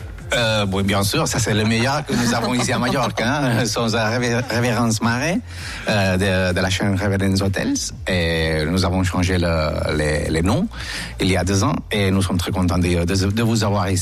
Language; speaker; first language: French; non-native, learner; Spanish